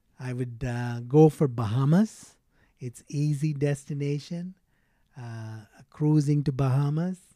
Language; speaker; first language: English; non-native, local second language; Telugu